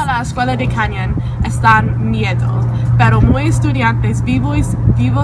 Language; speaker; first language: Spanish; non-native, learner; English